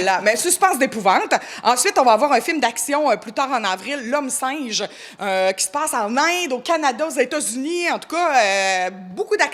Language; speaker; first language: French; native; French